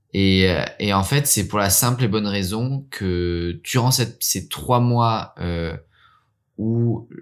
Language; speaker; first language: French; early bilingual, heritage; French